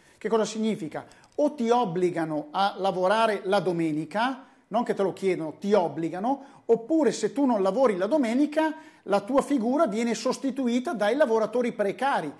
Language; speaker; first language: Italian; native; Italian